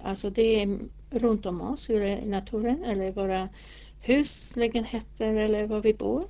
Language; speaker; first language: Swedish; non-native, fluent; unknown